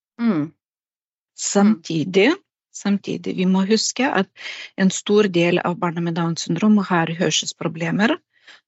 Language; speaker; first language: Norwegian; non-native, fluent; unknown